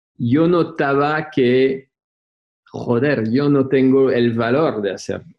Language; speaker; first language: Spanish; non-native, fluent; French